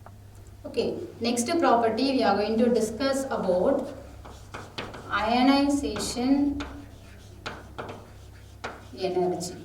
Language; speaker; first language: English; non-native, local second language; Tamil